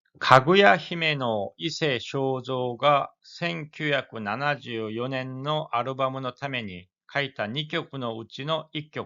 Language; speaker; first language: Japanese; non-native, fluent; Korean